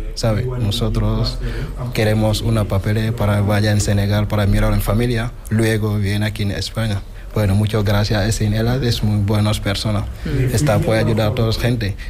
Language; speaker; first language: Spanish; non-native, learner; Wolof